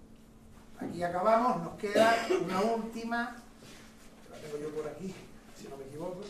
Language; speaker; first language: Spanish; native; Spanish